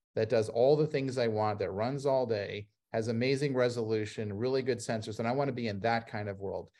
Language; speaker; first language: English; native; English